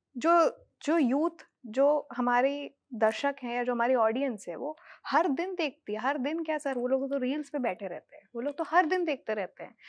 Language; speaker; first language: Hindi; native; Hindi